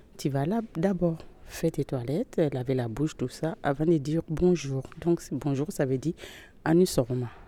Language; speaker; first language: French; non-native, local second language; Bambara